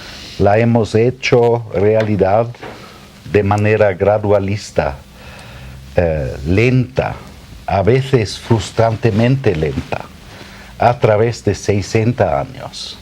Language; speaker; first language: Spanish; non-native, fluent; German